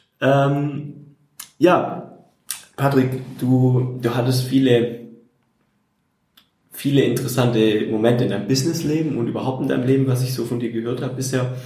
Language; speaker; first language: German; native; German